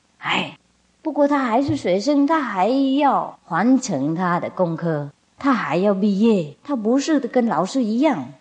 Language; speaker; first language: Chinese; non-native, fluent; Vietnamese